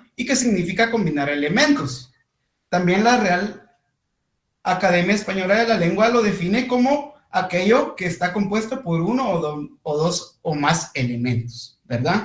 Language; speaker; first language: Spanish; native; Spanish